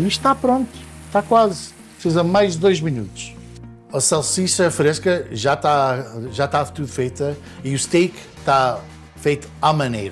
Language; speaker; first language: Portuguese; early bilingual, heritage; Portuguese